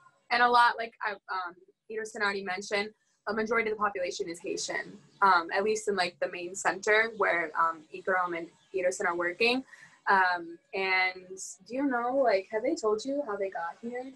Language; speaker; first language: English; native; English